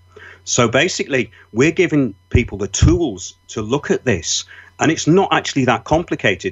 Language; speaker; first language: English; native; English